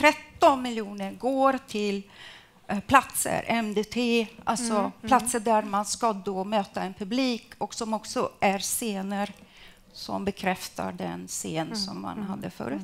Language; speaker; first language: Swedish; non-native, fluent; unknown